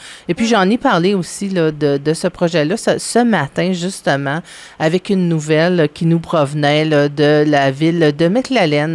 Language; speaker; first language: French; native; French